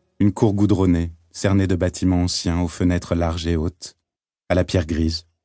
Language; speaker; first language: French; native; French